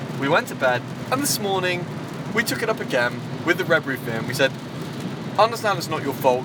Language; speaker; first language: English; native; English